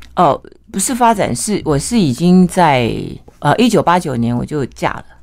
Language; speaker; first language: Chinese; native; Chinese